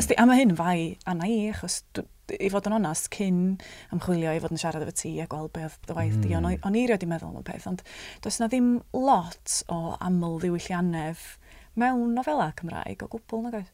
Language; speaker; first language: Welsh; native; Welsh